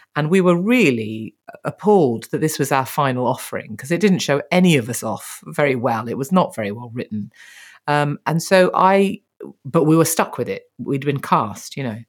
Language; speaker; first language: English; native; English